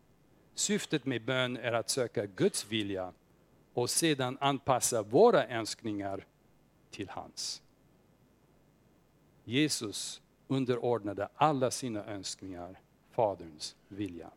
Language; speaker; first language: Swedish; non-native, fluent; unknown